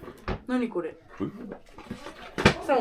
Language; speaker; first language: Japanese; native; Japanese